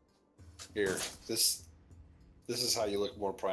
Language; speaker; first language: English; native; English